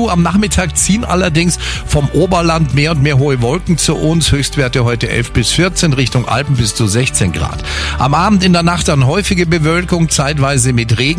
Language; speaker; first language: German; native; German